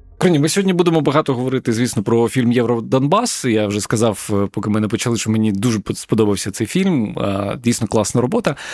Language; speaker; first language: Ukrainian; native; Ukrainian